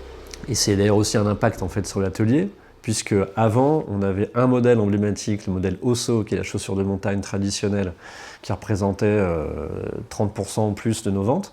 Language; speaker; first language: French; native; French